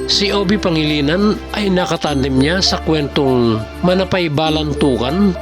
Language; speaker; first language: Filipino; native; Filipino